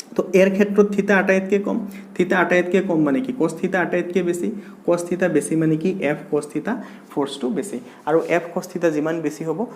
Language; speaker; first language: Assamese; native; Assamese